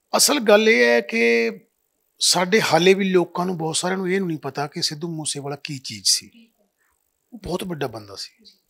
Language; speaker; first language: Punjabi; native; Punjabi